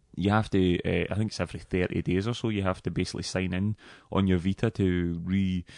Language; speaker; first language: English; native; English